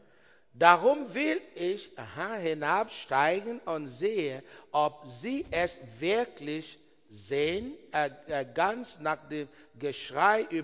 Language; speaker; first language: German; non-native, learner; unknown